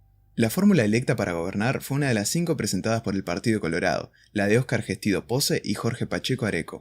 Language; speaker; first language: Spanish; native; Spanish